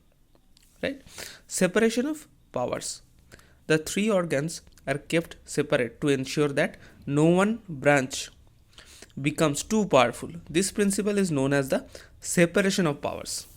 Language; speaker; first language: English; non-native, local second language; Hindi